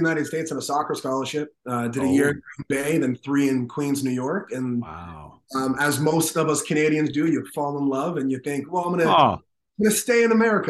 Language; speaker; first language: English; native; English